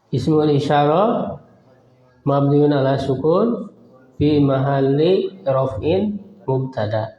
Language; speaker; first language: Arabic; non-native, fluent; Indonesian